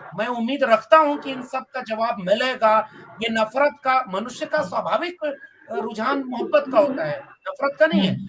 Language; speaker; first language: Hindi; non-native, local second language; Bhojpuri